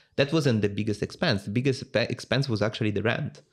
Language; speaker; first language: English; non-native, fluent; Italian